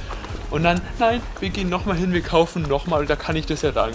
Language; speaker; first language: German; native; German